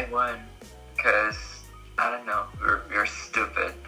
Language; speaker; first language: English; non-native, learner; Korean